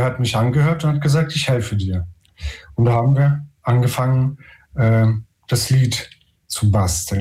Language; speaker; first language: German; non-native, fluent; Ukrainian